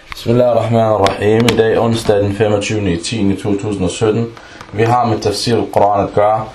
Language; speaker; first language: Danish; early bilingual, other home language; Arabic